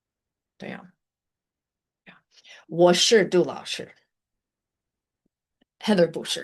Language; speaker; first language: Chinese; non-native, fluent; English